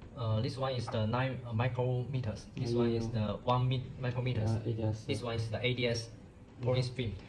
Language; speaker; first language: English; non-native, learner; Chinese